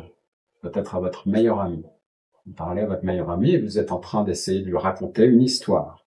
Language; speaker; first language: French; native; French